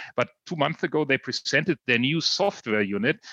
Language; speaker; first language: English; non-native, fluent; German